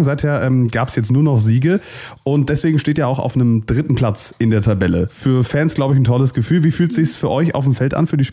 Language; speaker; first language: German; native; German